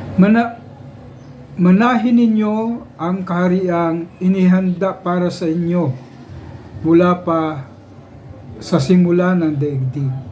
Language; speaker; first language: Filipino; native; Filipino